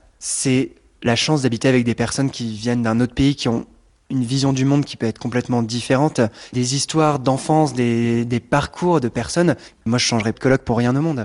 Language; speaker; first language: French; native; French